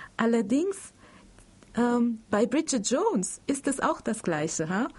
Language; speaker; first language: German; non-native, fluent; Arabic